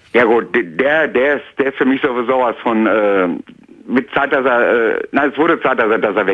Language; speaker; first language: German; native; German